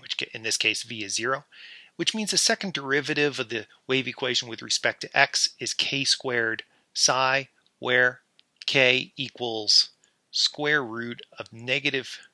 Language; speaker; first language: English; native; English